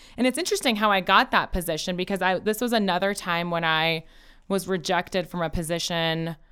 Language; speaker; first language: English; early bilingual, other home language; Persian